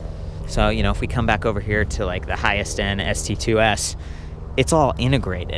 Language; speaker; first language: English; native; English